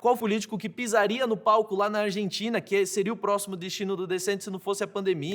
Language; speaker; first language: Portuguese; native; Portuguese